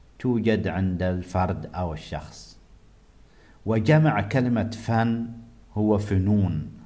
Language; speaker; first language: Arabic; native; Arabic